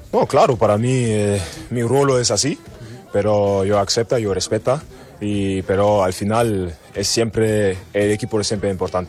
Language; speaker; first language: Spanish; non-native, learner; German